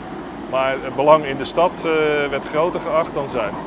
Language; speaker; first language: Dutch; native; Dutch